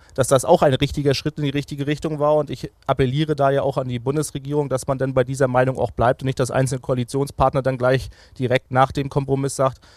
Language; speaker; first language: German; native; German